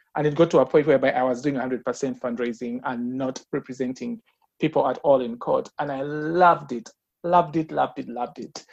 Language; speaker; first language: English; non-native, local second language; Ganda